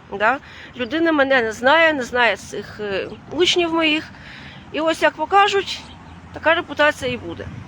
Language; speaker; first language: Ukrainian; non-native, fluent; Latvian